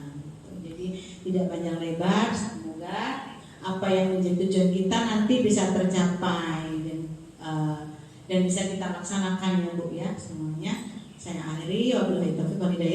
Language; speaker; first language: Indonesian; native; Indonesian